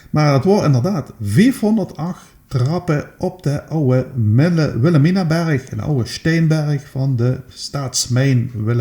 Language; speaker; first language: Dutch; native; Dutch